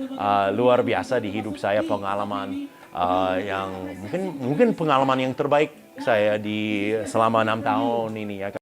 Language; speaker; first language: Indonesian; non-native, fluent; English